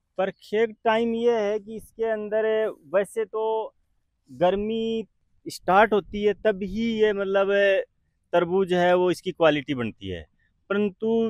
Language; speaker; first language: Hindi; native; Hindi